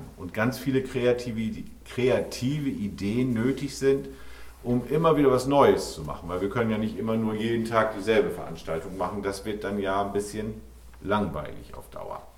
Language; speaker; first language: German; native; German